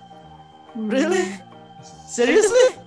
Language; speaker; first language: English; non-native, fluent; Indonesian